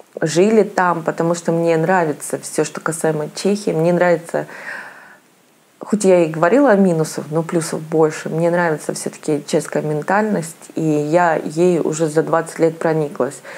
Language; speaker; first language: Russian; native; Russian